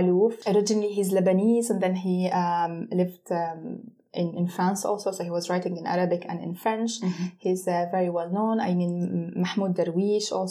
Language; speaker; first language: English; non-native, fluent; Arabic